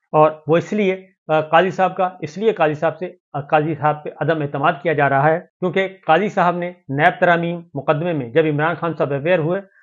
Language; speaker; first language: Urdu; native; Urdu